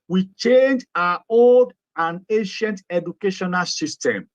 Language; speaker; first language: English; non-native, local second language; Yoruba